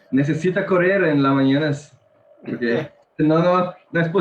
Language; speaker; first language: Spanish; non-native, learner; Portuguese